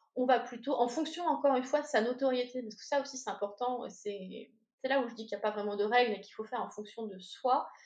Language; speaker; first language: French; native; French